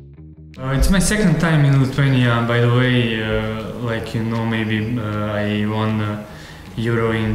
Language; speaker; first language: English; non-native, fluent; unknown